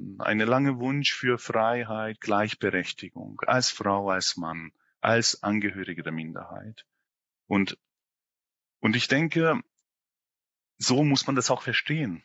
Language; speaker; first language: German; non-native, fluent; Hungarian